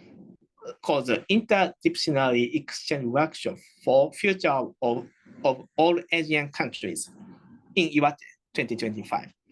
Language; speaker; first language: English; non-native, fluent; Japanese